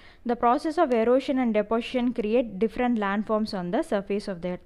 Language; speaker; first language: English; non-native, local second language; Tamil